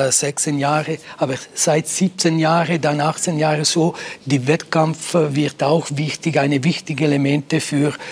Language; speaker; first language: German; non-native, local second language; Italian